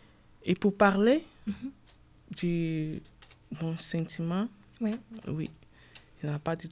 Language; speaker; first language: French; non-native, learner; Portuguese